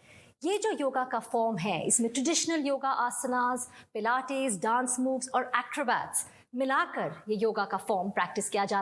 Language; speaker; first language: Hindi; native; Hindi